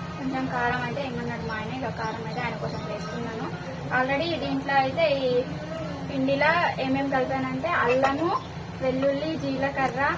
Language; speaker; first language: Telugu; native; Telugu